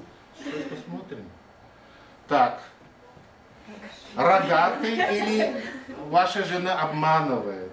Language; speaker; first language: Russian; non-native, fluent; Mongolian